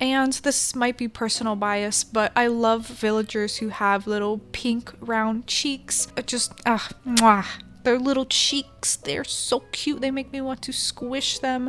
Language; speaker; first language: English; native; English